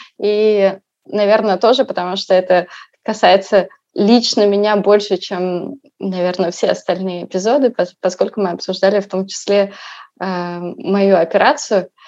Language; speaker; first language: Russian; native; Russian